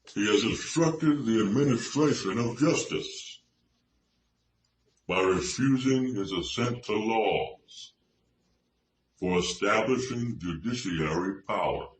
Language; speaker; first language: English; native; English